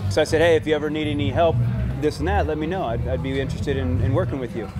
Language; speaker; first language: English; native; English